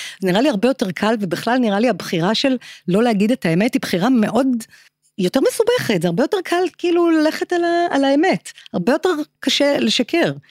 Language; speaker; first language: Hebrew; native; Hebrew